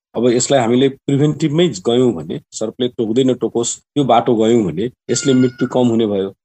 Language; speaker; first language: Nepali; non-native, local second language; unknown